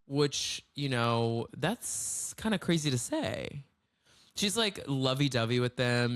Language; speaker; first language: English; native; English